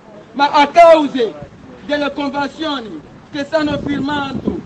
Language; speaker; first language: Italian; non-native, fluent; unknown